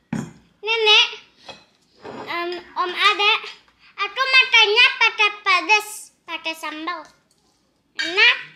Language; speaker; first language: Indonesian; early bilingual, heritage; Indonesian